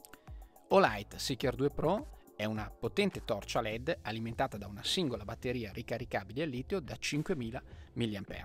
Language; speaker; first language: Italian; native; Italian